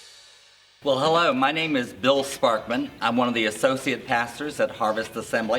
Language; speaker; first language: English; native; English